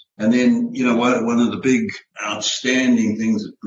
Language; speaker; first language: English; native; English